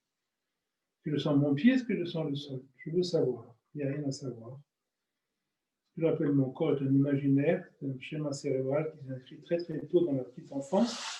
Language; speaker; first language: French; native; French